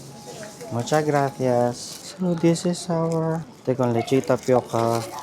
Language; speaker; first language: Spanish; non-native, learner; Filipino